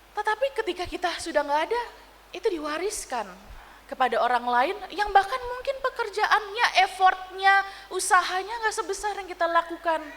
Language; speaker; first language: Indonesian; native; Indonesian